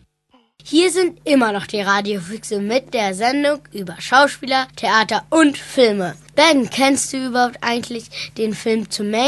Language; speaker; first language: German; native; German